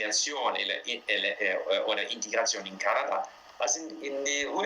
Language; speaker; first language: German; non-native, fluent; English